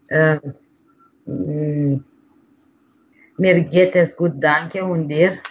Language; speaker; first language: German; non-native, learner; Romanian